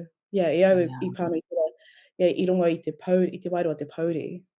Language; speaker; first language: Māori; non-native, local second language; English